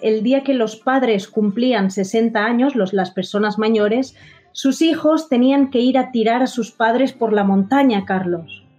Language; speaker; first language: Spanish; non-native, fluent; Japanese